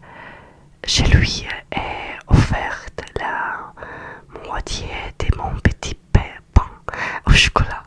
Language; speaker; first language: French; non-native, learner; Russian